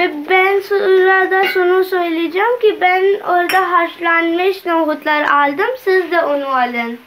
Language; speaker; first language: Turkish; non-native, learner; Urdu